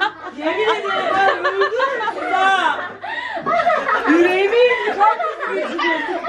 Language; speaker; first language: Turkish; native; Turkish